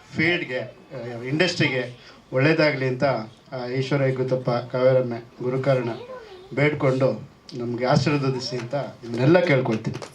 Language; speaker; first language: Kannada; non-native, local second language; Kodava